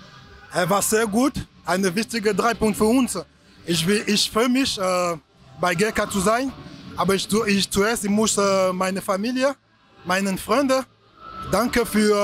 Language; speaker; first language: German; non-native, learner; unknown